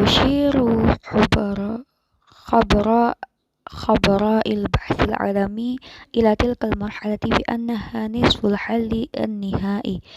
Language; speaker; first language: Arabic; non-native, learner; Indonesian